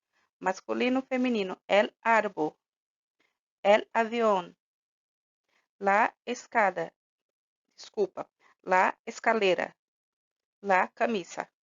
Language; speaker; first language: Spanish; non-native, fluent; Portuguese